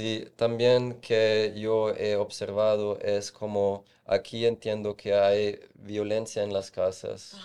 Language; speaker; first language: Spanish; non-native, fluent; German